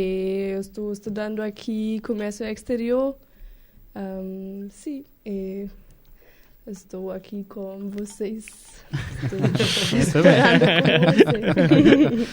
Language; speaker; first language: Portuguese; non-native, learner; German